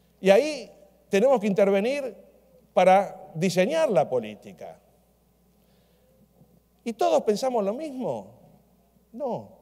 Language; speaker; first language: Spanish; native; Spanish